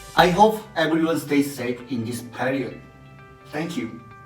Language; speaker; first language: English; non-native, learner; Korean